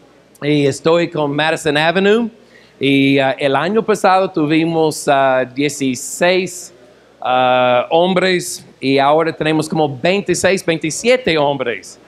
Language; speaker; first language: Spanish; non-native, fluent; English